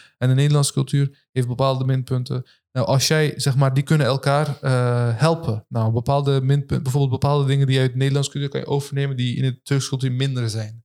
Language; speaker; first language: Dutch; early bilingual, other home language; Turkish